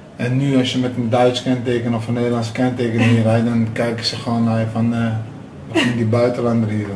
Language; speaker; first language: Dutch; native; Dutch